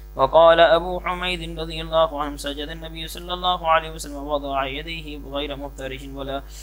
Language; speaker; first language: Arabic; non-native, fluent; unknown